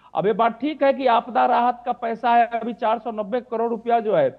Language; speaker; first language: Hindi; native; Hindi